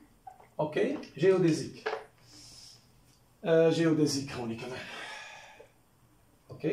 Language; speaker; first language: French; non-native, local second language; Arabic